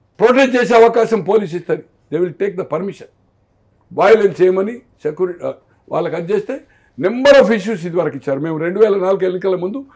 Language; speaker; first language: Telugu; native; Telugu